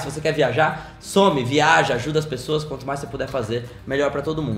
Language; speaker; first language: Portuguese; native; Portuguese